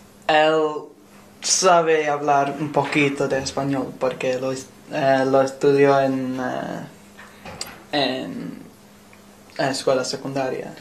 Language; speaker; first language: Spanish; non-native, learner; English